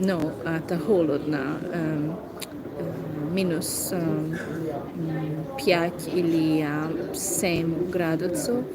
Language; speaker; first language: Russian; non-native, learner; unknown